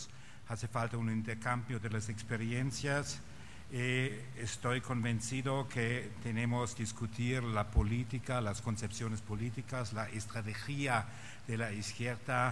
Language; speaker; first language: Spanish; non-native, fluent; German